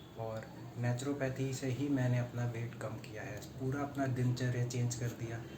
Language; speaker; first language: Hindi; native; Hindi